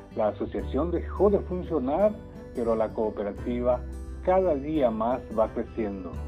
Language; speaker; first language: Spanish; non-native, local second language; Guarani